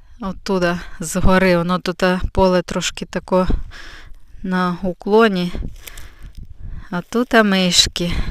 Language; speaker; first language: Ukrainian; native; Ukrainian